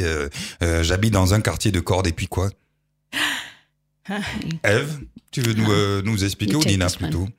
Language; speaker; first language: French; native; French